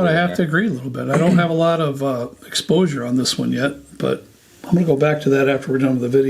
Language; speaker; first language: English; native; English